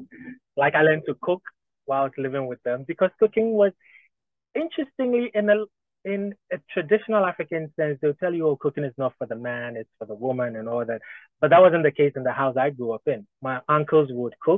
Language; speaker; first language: English; non-native, local second language; Ga